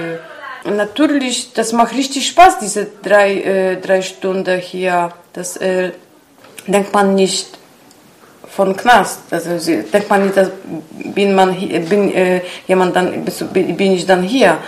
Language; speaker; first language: German; non-native, learner; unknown